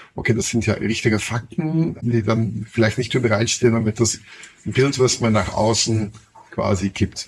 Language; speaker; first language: German; non-native, fluent; Dutch